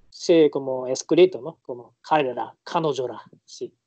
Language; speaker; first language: Spanish; non-native, learner; Japanese